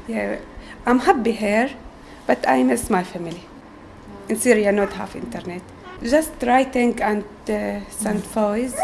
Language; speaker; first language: English; non-native, learner; Arabic